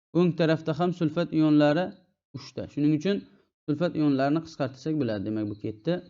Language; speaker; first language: Uzbek; native; Uzbek